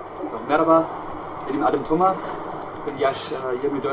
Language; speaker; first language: Turkish; non-native, learner; German